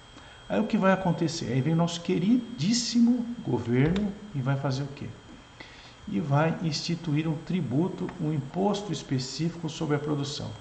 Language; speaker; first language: Portuguese; native; Portuguese